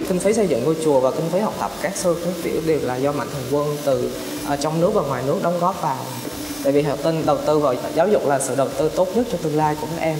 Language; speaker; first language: Vietnamese; non-native, local second language; Khmer